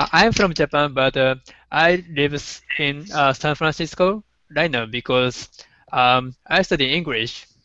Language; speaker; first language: English; non-native, learner; Japanese